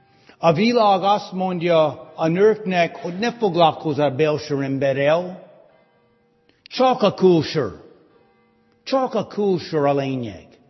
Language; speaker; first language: Hungarian; non-native, fluent; English